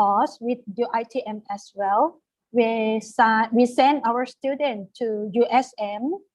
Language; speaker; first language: English; non-native, fluent; Thai